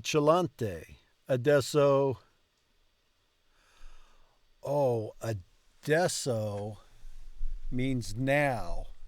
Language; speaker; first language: Italian; non-native, learner; English